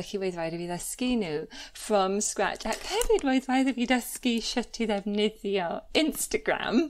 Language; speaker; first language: Welsh; non-native, learner; English